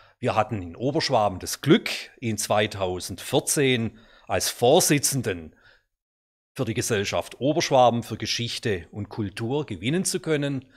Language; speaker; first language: German; native; German